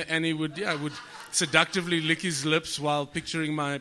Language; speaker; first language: English; native; English